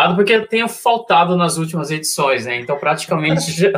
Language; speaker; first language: Portuguese; native; Portuguese